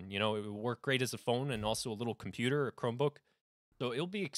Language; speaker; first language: English; native; English